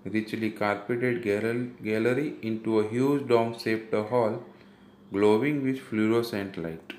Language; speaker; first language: English; non-native, local second language; Gujarati